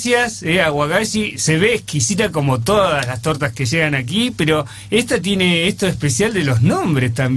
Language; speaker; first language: Spanish; native; Spanish